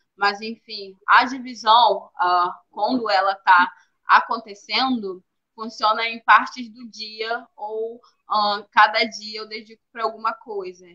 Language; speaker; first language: Portuguese; native; Portuguese